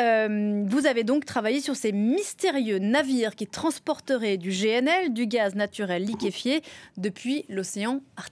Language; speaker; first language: French; native; French